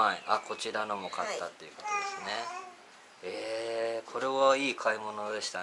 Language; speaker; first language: Japanese; native; Japanese